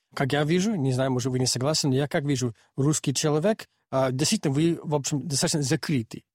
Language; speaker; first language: Russian; non-native, fluent; English